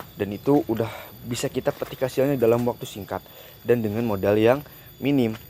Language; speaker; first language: Indonesian; native; Indonesian